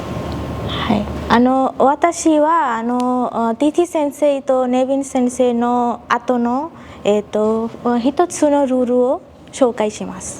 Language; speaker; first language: Japanese; non-native, fluent; Bangla